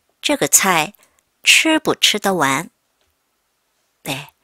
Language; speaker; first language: Chinese; non-native, fluent; Korean